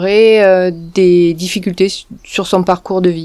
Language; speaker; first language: French; native; French